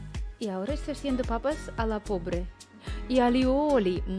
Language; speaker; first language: Spanish; non-native, fluent; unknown